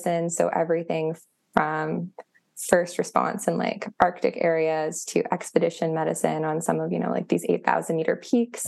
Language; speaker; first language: English; native; English